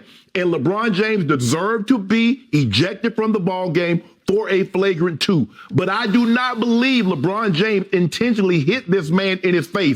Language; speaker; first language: English; native; English